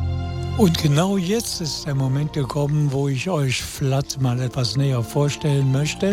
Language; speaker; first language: German; native; German